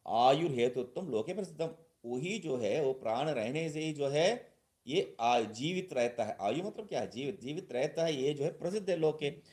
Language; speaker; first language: Hindi; non-native, local second language; Tamil